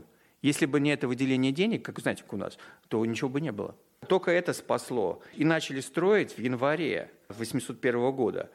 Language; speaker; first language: Russian; native; Russian